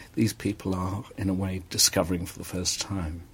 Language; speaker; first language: English; native; English